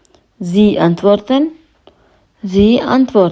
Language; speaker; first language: German; non-native, fluent; Hindi